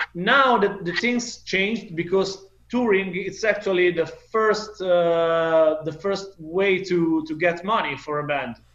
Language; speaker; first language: English; non-native, fluent; Italian